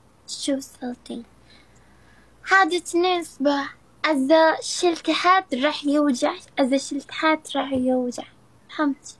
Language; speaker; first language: Arabic; non-native, learner; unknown